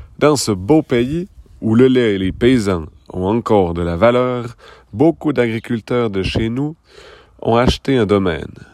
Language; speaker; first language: French; native; French